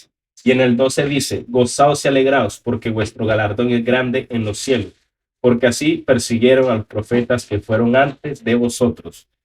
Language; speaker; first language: Spanish; native; Spanish